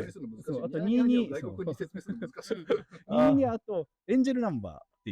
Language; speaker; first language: Japanese; native; Japanese